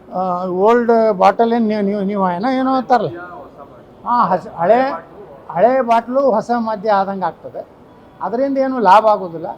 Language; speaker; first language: Kannada; native; Kannada